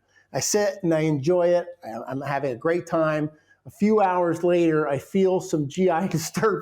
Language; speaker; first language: English; native; English